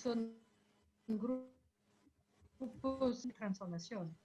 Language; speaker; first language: Spanish; non-native, fluent; French